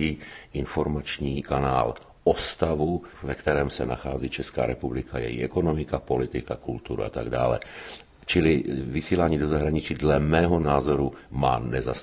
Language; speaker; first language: Czech; native; Czech